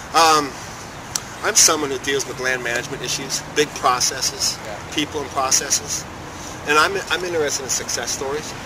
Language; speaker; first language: English; native; English